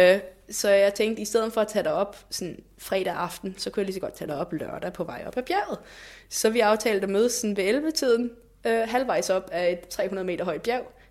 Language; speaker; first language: Danish; native; Danish